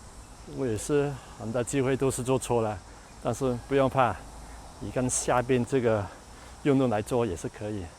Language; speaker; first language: Chinese; non-native, local second language; Cantonese